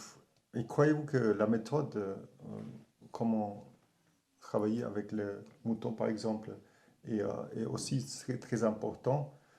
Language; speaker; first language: French; non-native, learner; German